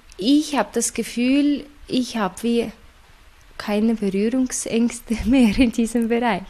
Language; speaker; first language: German; non-native, fluent; Russian